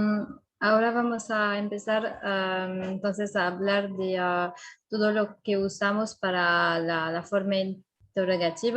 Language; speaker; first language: Spanish; non-native, fluent; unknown